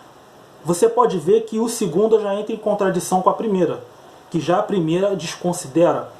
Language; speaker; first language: Portuguese; native; Portuguese